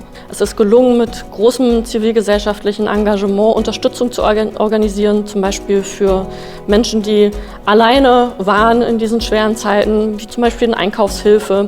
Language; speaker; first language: German; native; German